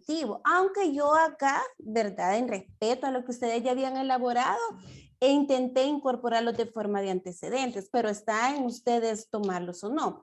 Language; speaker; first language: Spanish; native; Spanish